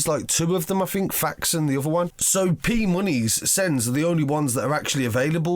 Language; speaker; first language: English; native; English